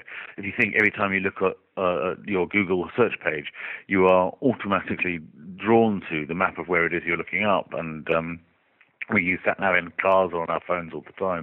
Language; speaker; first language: English; native; English